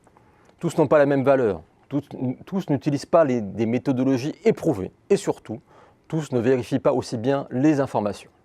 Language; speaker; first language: French; native; French